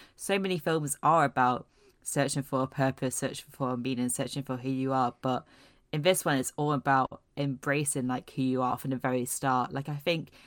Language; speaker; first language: English; native; English